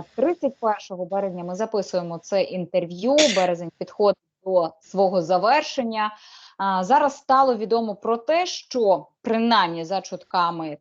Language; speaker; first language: Ukrainian; native; Ukrainian